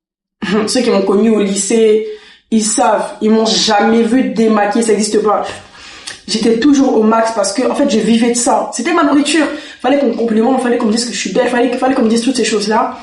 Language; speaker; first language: French; native; French